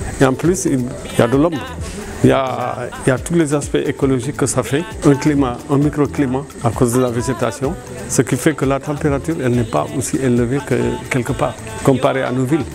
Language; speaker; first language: French; non-native, local second language; Fula